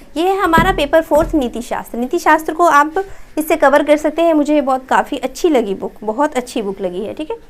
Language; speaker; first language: Hindi; native; Hindi